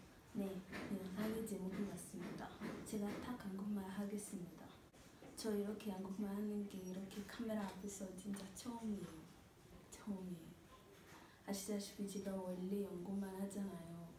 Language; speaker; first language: Korean; non-native, learner; English